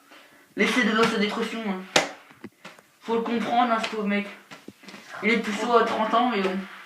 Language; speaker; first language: French; native; French